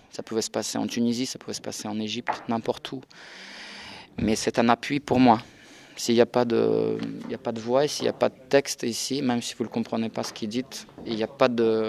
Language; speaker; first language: French; non-native, fluent; Russian